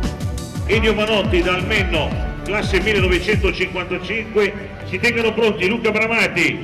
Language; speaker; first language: Italian; native; Italian